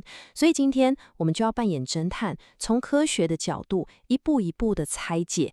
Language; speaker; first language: Chinese; native; Chinese